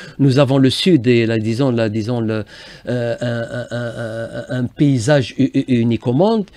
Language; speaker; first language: French; non-native, local second language; Arabic